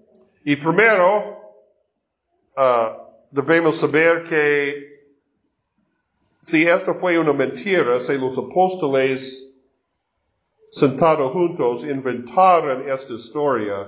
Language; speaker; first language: Spanish; non-native, learner; English